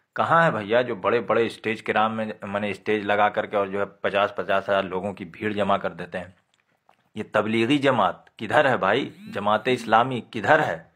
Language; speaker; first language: Urdu; native; Urdu